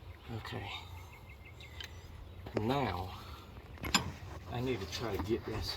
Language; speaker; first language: English; native; English